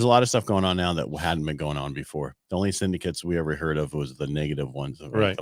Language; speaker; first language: English; native; English